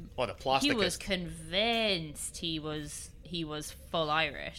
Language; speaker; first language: English; native; English